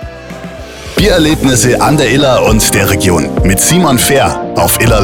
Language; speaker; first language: German; native; German